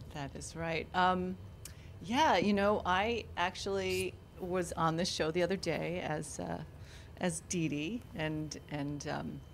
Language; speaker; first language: English; native; English